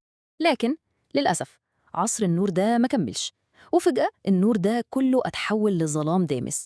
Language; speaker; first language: Arabic; native; Arabic